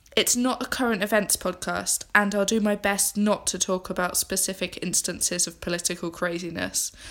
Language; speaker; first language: English; native; English